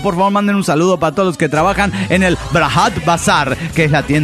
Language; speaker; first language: Spanish; native; Spanish